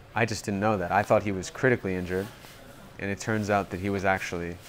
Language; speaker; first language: English; native; English